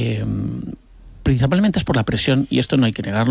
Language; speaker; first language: Spanish; native; Spanish